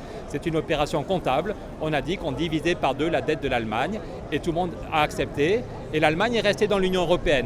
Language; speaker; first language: French; native; French